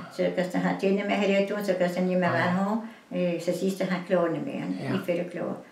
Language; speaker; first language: Dutch; early bilingual, heritage; French